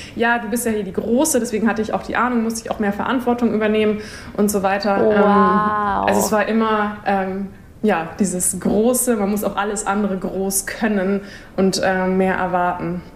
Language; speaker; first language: German; native; German